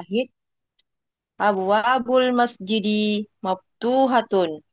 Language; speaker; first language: Arabic; non-native, learner; Indonesian